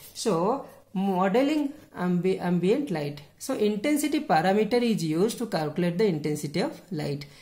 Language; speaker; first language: English; non-native, local second language; Odia